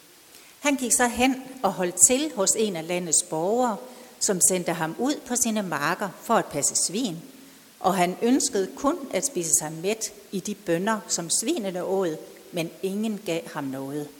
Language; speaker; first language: Danish; native; Danish